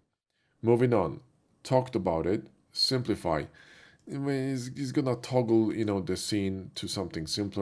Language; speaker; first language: English; non-native, fluent; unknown